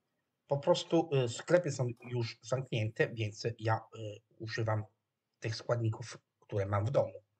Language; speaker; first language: Polish; non-native, fluent; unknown